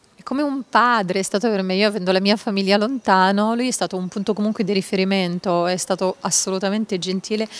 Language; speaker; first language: Italian; non-native, fluent; Hebrew